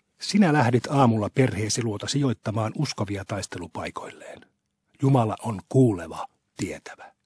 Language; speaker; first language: Finnish; native; Finnish